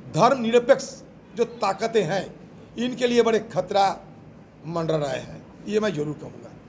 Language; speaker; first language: Hindi; non-native, local second language; Bangla